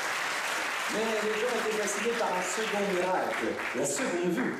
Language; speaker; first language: French; native; French